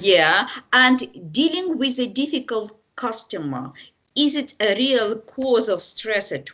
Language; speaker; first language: English; non-native, fluent; Russian